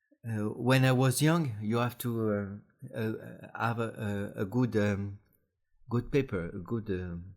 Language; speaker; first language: English; non-native, learner; French